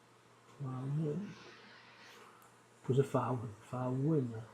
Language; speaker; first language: Chinese; non-native, learner; Dutch